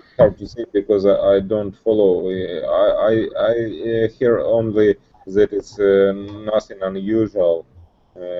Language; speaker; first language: English; non-native, learner; Russian